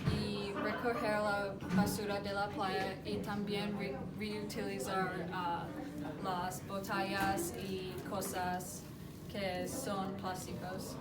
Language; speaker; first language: Spanish; non-native, learner; English